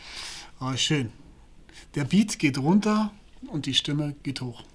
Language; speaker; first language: German; native; German